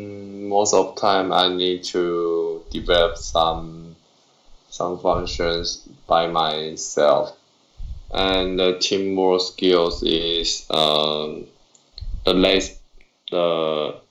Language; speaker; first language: English; non-native, learner; Chinese